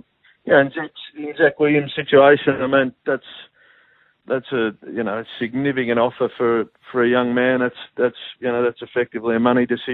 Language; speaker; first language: English; native; English